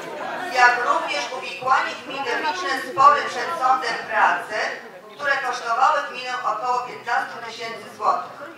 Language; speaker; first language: Polish; native; Polish